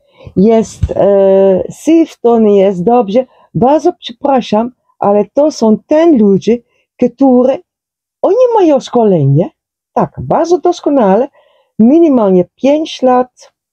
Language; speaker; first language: Polish; non-native, learner; Dutch